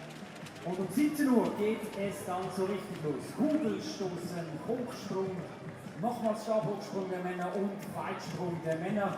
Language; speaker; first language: German; native; German